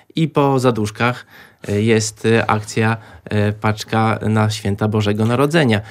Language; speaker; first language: Polish; native; Polish